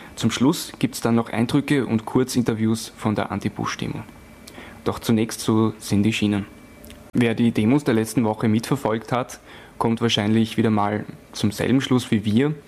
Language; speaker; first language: German; native; German